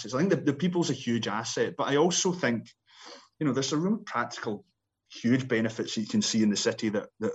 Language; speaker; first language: English; native; English